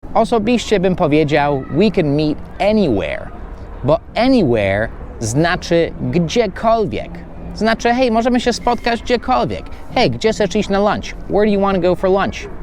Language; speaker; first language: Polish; non-native, fluent; English